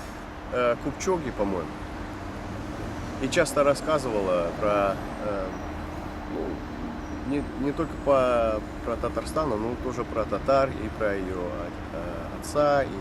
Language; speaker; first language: Russian; early bilingual, heritage; Dutch